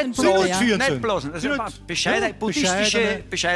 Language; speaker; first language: German; native; German